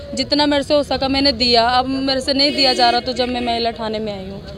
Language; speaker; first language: Hindi; native; Hindi